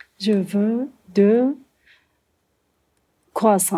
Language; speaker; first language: French; non-native, learner; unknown